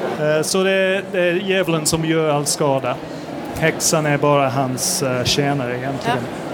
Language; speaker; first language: Swedish; non-native, fluent; English